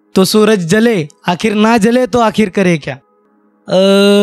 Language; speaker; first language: Hindi; non-native, local second language; Marathi